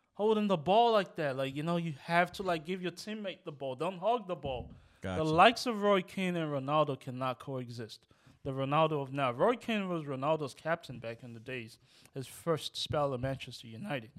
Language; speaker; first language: English; non-native, local second language; Yoruba